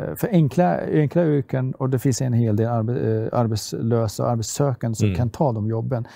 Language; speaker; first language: Swedish; non-native, fluent; Persian